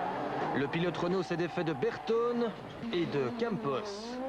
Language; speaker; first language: French; native; French